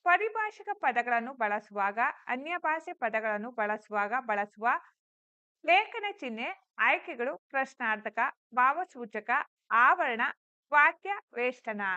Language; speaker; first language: Kannada; native; Kannada